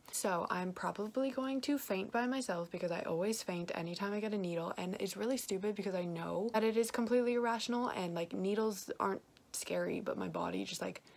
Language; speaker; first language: English; native; English